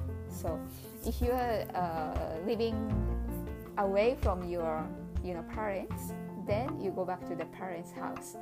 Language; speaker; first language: English; non-native, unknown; Japanese